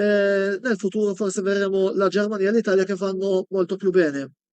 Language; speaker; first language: Italian; non-native, fluent; Maltese